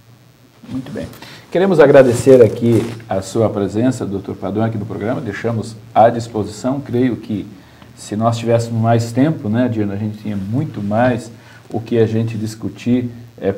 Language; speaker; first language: Portuguese; native; Portuguese